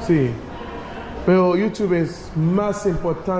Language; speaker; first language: Portuguese; non-native, learner; English